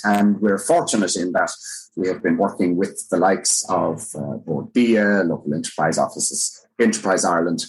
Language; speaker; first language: English; native; English